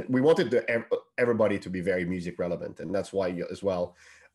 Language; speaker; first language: English; non-native, fluent; French